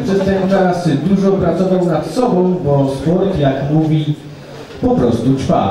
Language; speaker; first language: Polish; native; Polish